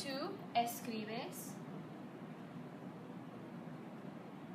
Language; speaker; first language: Spanish; non-native, learner; English